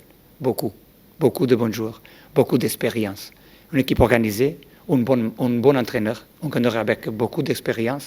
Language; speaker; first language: French; non-native, learner; Portuguese